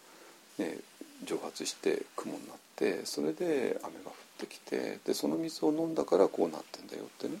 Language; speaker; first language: Japanese; native; Japanese